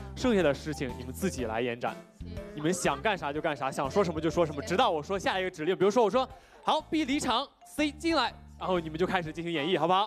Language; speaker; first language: Chinese; native; Chinese